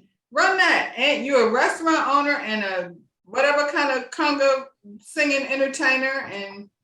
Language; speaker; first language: English; native; English